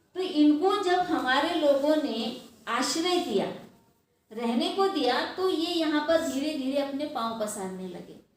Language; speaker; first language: Hindi; non-native, local second language; Marathi